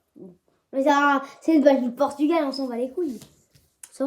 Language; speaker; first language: French; native; French